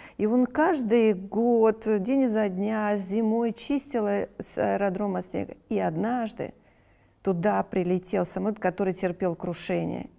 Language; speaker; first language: Russian; native; Russian